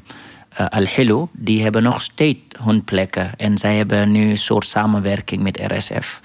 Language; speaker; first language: Dutch; non-native, fluent; Arabic